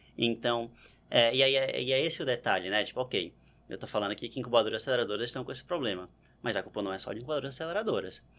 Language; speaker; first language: Portuguese; native; Portuguese